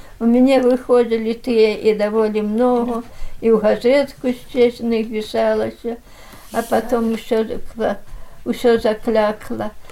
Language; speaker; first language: Belarusian; native; Belarusian